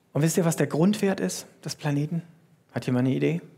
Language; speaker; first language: German; native; German